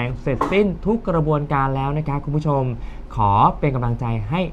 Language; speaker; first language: Thai; native; Thai